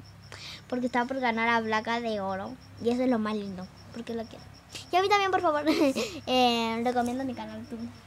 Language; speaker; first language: Spanish; native; Spanish